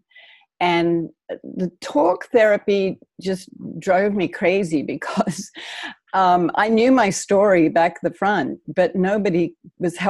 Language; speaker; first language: English; native; English